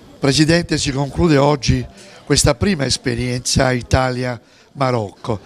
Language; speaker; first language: Italian; native; Italian